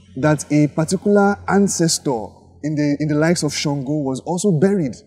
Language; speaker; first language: English; non-native, local second language; Yoruba